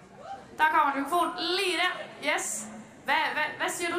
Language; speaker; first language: Danish; native; Danish